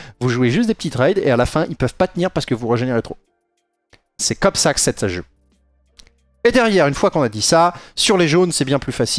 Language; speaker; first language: French; native; French